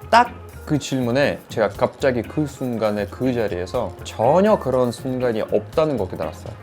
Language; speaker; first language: Korean; non-native, fluent; Russian